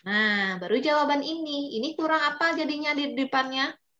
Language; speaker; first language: Indonesian; non-native, local second language; Balinese